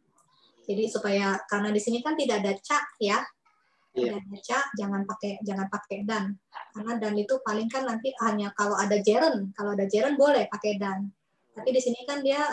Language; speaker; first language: Indonesian; native; Indonesian